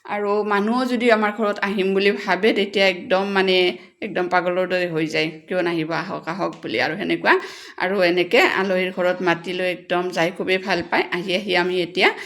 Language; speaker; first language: Assamese; native; Assamese